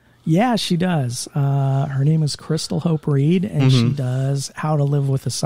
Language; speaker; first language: English; native; English